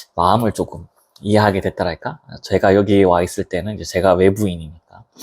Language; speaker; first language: Korean; native; Korean